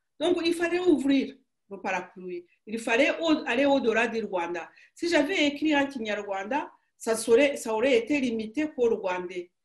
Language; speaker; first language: French; non-native, local second language; Kinyarwanda